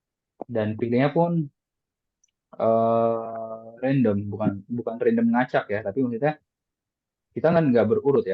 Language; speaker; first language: Indonesian; native; Indonesian